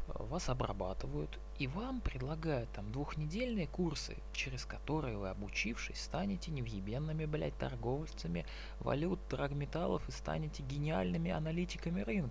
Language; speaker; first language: Russian; native; Russian